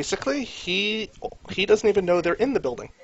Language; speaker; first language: English; native; English